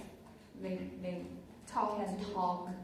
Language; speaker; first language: English; non-native, learner; Chinese